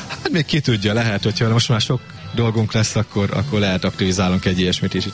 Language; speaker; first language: Hungarian; native; Hungarian